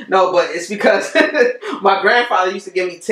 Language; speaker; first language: English; native; English